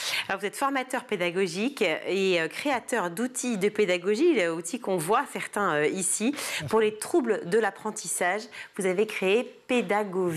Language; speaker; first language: French; native; French